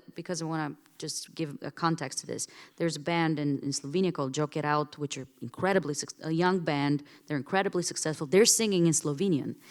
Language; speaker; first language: English; non-native, fluent; Bulgarian